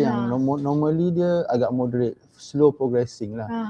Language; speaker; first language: Malay; native; Malay